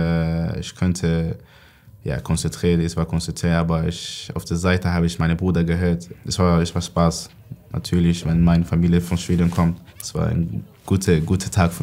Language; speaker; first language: German; non-native, learner; Swedish